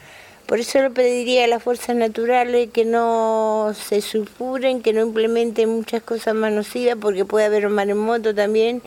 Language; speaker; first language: Spanish; native; Spanish